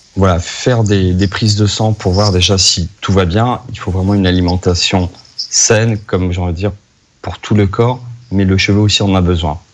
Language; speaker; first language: French; native; French